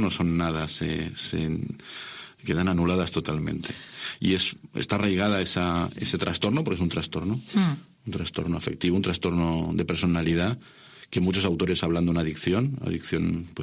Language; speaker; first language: Spanish; native; Spanish